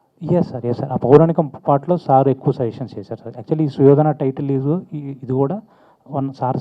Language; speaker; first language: Telugu; native; Telugu